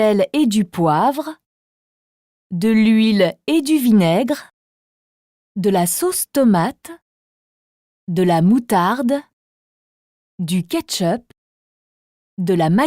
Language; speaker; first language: French; native; French